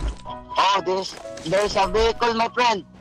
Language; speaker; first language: English; non-native, local second language; Cebuano